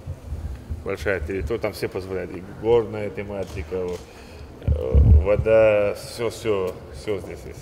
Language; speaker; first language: Russian; non-native, local second language; Chechen